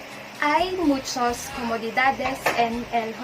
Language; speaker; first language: Spanish; non-native, learner; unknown